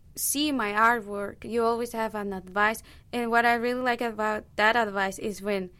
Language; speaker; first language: English; non-native, fluent; Spanish